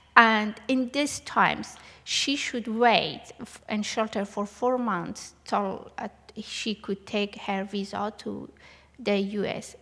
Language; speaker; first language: English; non-native, learner; Persian